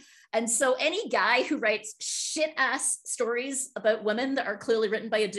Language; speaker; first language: English; native; English